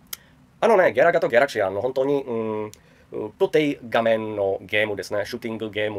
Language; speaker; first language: Japanese; non-native, learner; Czech